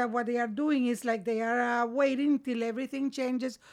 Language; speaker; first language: English; non-native, fluent; Spanish